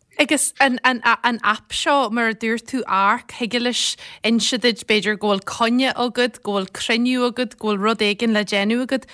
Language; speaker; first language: Irish; native; Irish